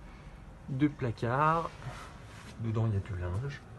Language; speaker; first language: French; native; French